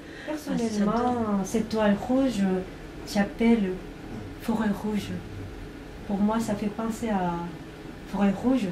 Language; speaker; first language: French; non-native, fluent; Korean